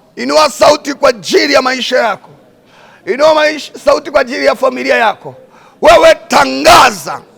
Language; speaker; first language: Swahili; non-native, local second language; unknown